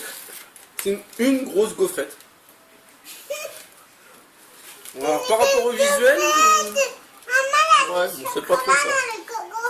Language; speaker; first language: French; native; French